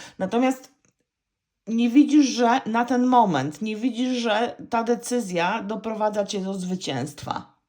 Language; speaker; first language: Polish; native; Polish